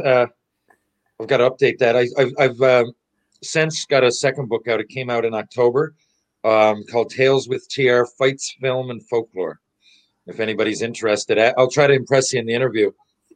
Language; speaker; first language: English; native; English